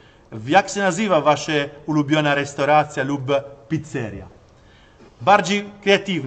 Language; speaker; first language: Polish; non-native, learner; Italian